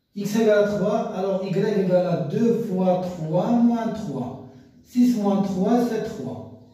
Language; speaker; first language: French; non-native, local second language; Arabic